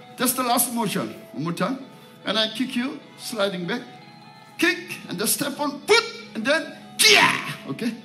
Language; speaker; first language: English; non-native, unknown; Korean